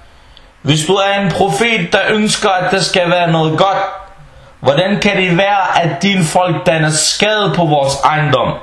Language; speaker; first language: Danish; non-native, fluent; Arabic